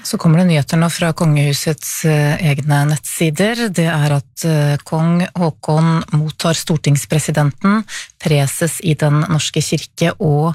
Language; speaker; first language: Norwegian; native; Norwegian